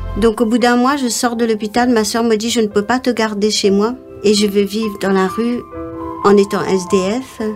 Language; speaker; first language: French; non-native, local second language; Morisyen